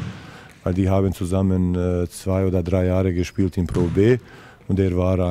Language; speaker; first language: German; non-native, fluent; Serbian